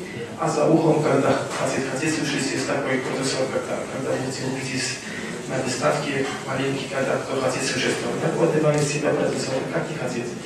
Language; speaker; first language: Russian; non-native, fluent; Polish